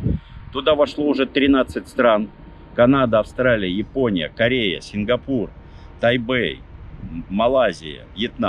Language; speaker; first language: Russian; native; Russian